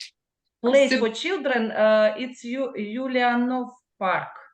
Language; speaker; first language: English; non-native, learner; Russian